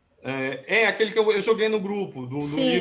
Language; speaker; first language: Portuguese; native; Portuguese